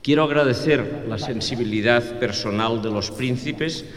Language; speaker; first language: Spanish; non-native, local second language; Catalan